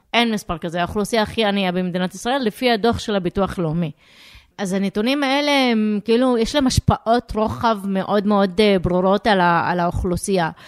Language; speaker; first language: Hebrew; non-native, local second language; Arabic